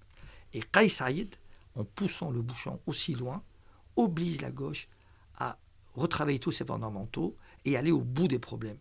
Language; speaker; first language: French; non-native, local second language; Arabic